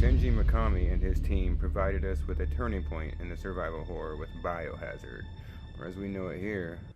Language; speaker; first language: English; native; English